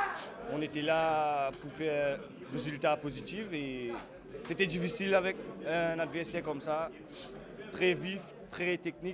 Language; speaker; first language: French; non-native, local second language; Morisyen